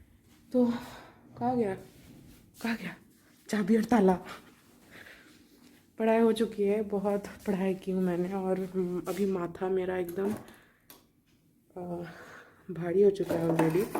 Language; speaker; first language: Hindi; non-native, local second language; Bangla